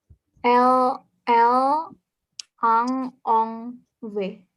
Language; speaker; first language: French; non-native, learner; Indonesian